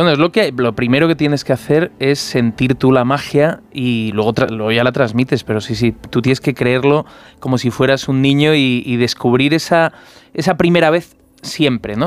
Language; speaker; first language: Spanish; native; Spanish